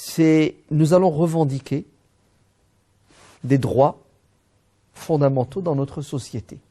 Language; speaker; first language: French; early bilingual, other home language; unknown